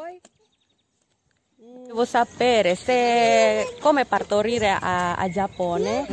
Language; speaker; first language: Italian; non-native, learner; Indonesian